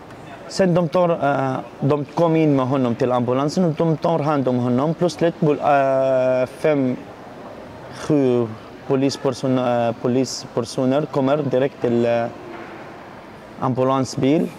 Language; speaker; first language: Swedish; non-native, learner; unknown